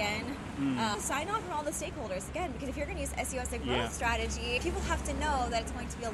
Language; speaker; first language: English; native; English